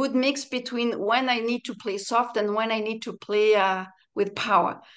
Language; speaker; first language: English; non-native, fluent; French